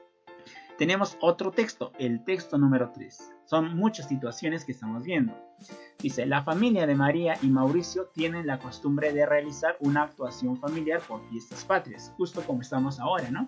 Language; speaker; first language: Spanish; native; Spanish